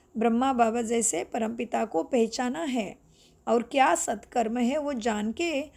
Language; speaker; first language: Hindi; non-native, local second language; Marathi